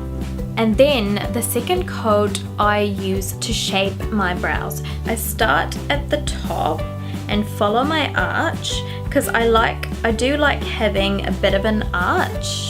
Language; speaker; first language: English; non-native, local second language; Sinhala